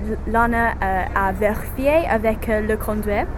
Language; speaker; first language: French; non-native, learner; English